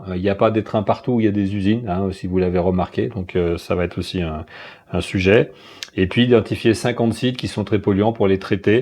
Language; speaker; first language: French; native; French